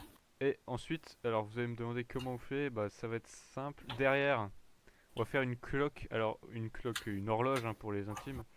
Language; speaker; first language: French; native; French